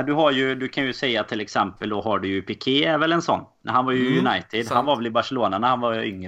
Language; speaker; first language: Swedish; native; Swedish